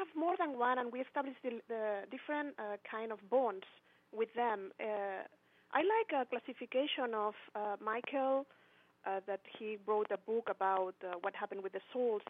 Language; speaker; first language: English; non-native, fluent; Spanish